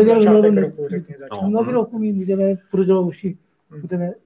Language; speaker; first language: Czech; non-native, learner; Korean